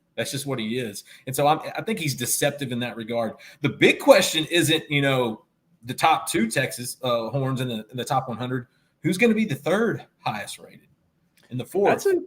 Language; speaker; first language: English; native; English